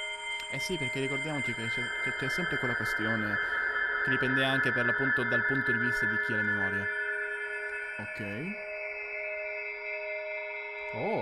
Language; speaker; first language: Italian; native; Italian